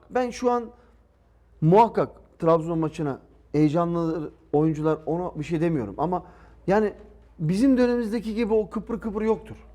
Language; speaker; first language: Turkish; early bilingual, heritage; Turkish